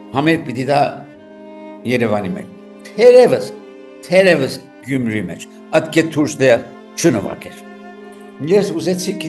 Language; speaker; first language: Armenian; early bilingual, heritage; Armenian